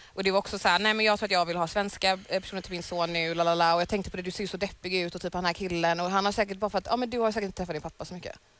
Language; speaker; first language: Swedish; native; Swedish